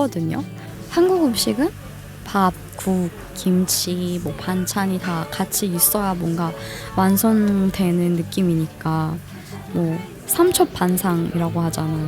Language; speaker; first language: Korean; non-native, fluent; Persian